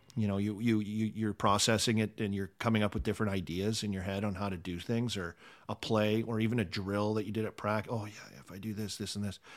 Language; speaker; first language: English; native; English